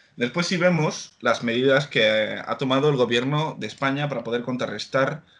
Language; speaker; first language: Spanish; native; Spanish